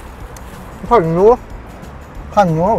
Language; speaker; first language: Chinese; native; Chinese